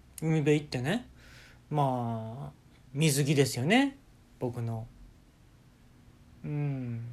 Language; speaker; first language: Japanese; native; Japanese